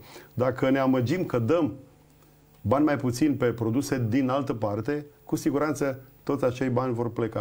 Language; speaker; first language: Romanian; native; Romanian